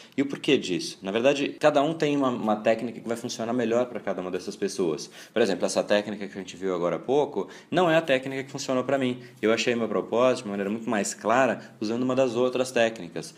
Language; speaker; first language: Portuguese; native; Portuguese